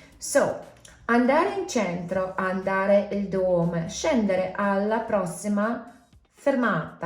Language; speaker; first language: Italian; non-native, fluent; English